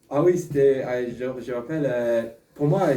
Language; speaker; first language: French; non-native, learner; English